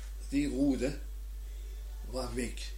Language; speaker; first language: Swedish; non-native, learner; German